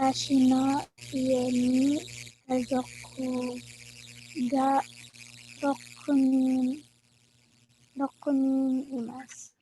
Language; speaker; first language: Japanese; non-native, learner; Filipino